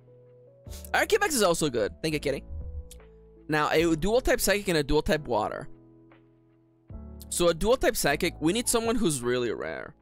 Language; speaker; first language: English; native; English